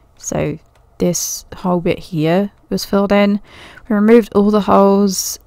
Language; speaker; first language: English; native; English